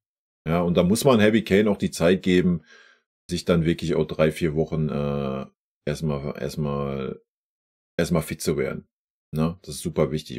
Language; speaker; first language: German; native; German